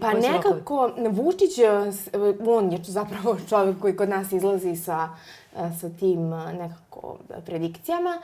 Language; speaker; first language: Serbian; native; Serbian